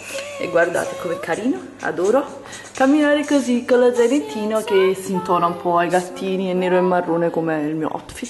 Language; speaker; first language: Italian; native; Italian